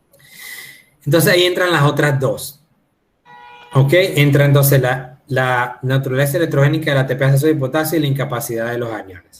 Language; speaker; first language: Spanish; native; Spanish